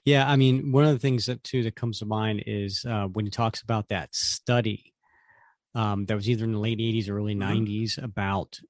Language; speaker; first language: English; native; English